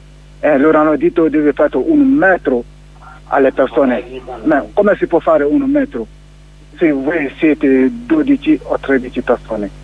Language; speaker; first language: Italian; non-native, learner; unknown